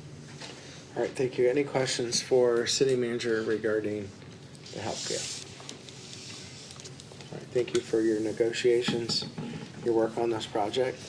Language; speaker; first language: English; native; English